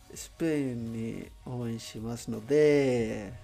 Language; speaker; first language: Japanese; non-native, learner; Spanish